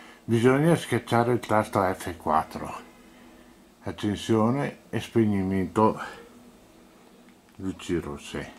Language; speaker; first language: Italian; native; Italian